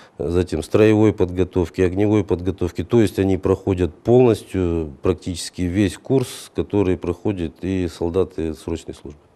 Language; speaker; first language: Russian; native; Russian